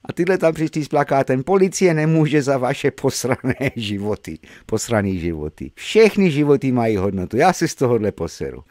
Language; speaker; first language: Czech; non-native, fluent; English